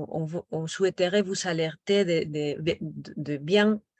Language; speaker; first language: French; non-native, local second language; Spanish